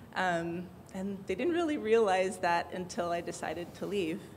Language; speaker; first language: English; native; English